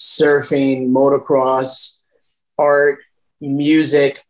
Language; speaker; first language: English; native; English